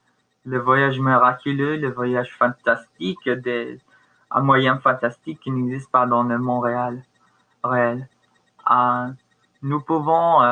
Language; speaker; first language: French; non-native, learner; English